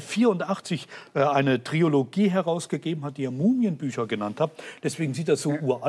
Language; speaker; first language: German; native; German